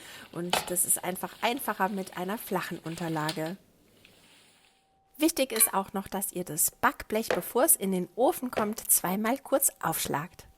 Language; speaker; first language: German; native; German